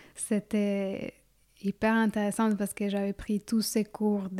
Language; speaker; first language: French; non-native, fluent; Spanish